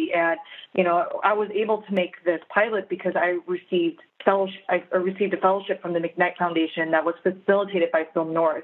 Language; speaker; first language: English; native; English